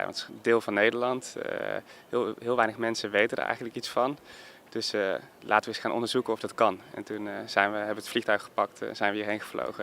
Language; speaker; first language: Dutch; native; Dutch